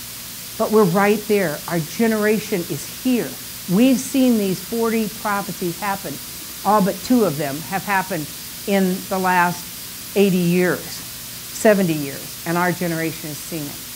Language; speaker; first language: English; native; English